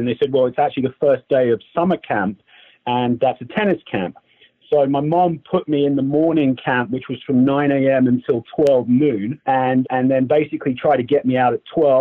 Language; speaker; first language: English; native; English